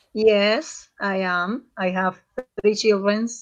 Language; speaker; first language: English; non-native, learner; Spanish